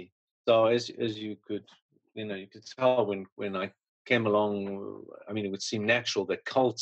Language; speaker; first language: English; native; English